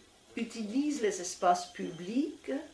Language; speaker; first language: French; non-native, fluent; English